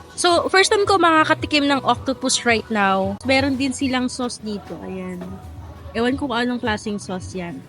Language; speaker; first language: Filipino; native; Filipino